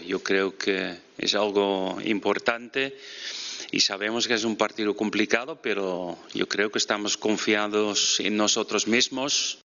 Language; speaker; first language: Spanish; non-native, fluent; Dutch